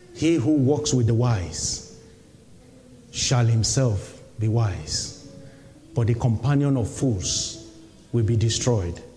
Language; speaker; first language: English; non-native, local second language; Yoruba